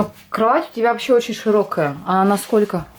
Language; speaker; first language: Russian; native; Russian